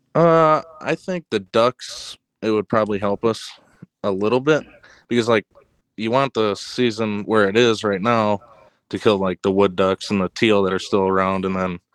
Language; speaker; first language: English; native; English